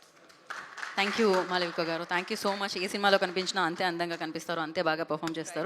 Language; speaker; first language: Telugu; native; Telugu